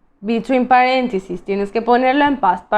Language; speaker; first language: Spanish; native; Spanish